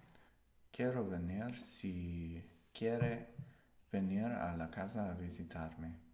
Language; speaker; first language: Spanish; non-native, learner; English